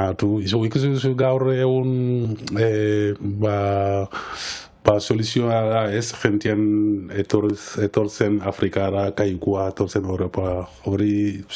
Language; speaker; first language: Basque; non-native, learner; Wolof